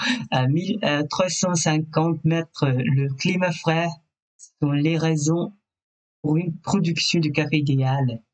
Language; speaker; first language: French; non-native, fluent; Thai